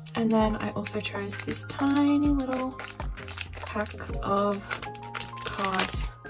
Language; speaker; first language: English; native; English